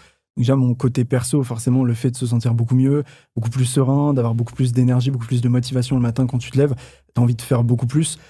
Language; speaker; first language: French; native; French